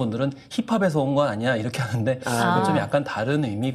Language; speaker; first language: Korean; native; Korean